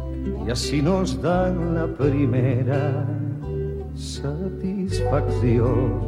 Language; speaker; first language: Spanish; native; Spanish